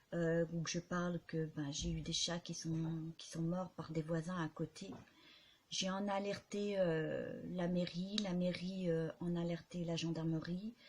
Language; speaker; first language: French; native; French